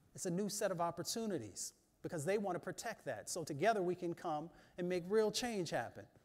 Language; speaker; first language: English; native; English